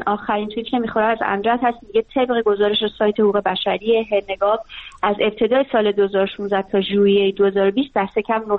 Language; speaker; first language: Persian; native; Persian